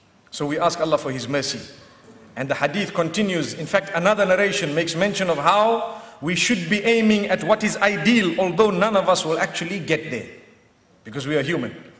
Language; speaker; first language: English; native; English